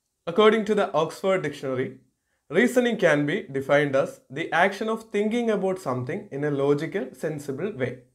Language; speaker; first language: English; non-native, local second language; Malayalam